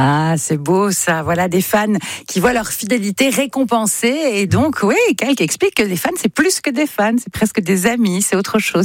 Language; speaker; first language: French; native; French